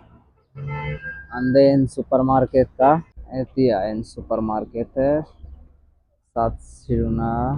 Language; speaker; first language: Armenian; non-native, learner; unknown